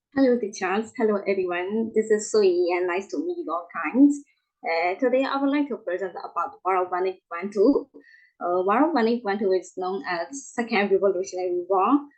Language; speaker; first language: English; non-native, learner; Burmese